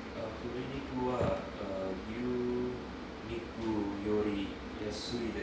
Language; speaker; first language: Japanese; non-native, learner; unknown